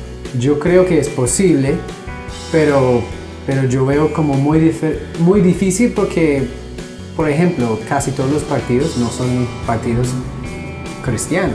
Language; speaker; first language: Spanish; non-native, fluent; English